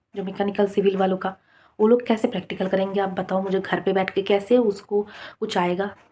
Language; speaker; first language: Hindi; non-native, local second language; Bangla